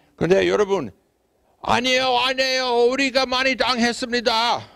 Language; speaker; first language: Korean; non-native, fluent; English